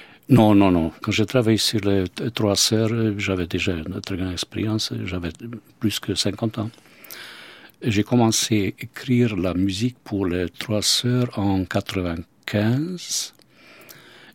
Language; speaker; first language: French; non-native, fluent; Hungarian